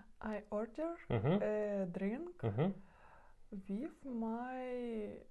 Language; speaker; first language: English; non-native, learner; Russian